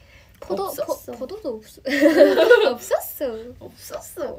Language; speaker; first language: Korean; non-native, learner; Japanese